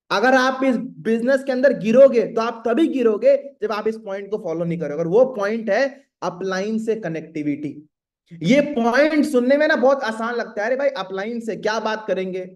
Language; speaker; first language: Hindi; native; Hindi